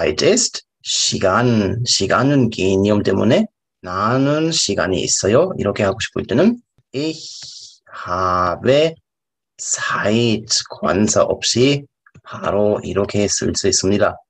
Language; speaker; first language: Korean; non-native, fluent; German